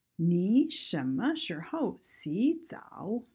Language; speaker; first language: Chinese; non-native, fluent; English